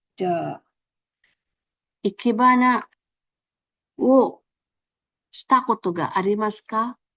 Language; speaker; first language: Japanese; non-native, fluent; Filipino